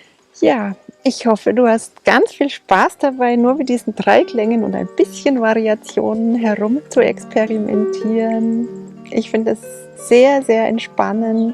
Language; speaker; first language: German; native; German